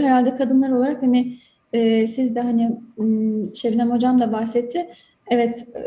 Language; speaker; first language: Turkish; native; Turkish